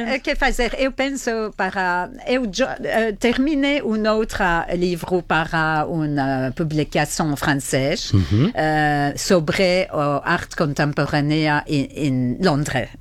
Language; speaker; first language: Portuguese; non-native, fluent; French